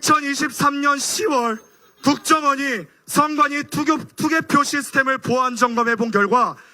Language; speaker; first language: Korean; native; Korean